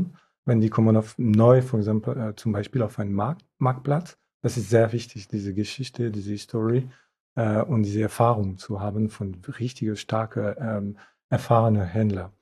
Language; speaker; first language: German; non-native, fluent; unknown